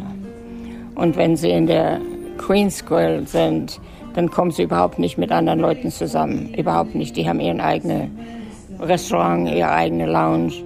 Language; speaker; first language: German; native; German